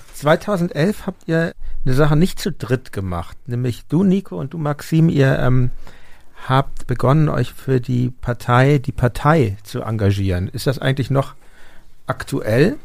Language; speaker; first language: German; native; German